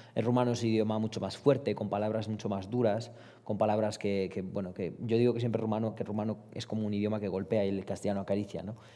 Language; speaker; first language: Spanish; early bilingual, other home language; Romanian